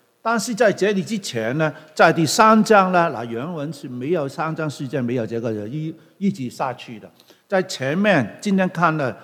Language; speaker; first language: Chinese; non-native, local second language; Cantonese